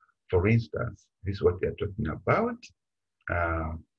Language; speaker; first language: English; non-native, local second language; Bemba